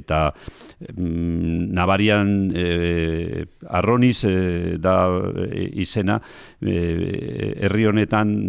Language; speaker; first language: Basque; non-native, local second language; Spanish